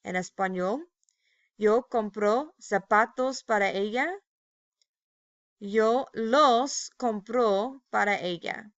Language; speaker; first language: Spanish; non-native, fluent; English